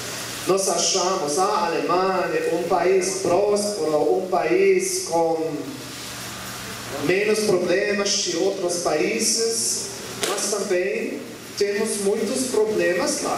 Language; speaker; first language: Portuguese; non-native, learner; German